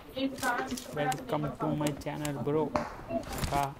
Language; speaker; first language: Hindi; non-native, local second language; Kannada